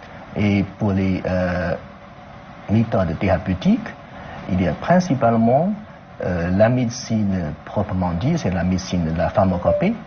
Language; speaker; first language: French; non-native, fluent; Chinese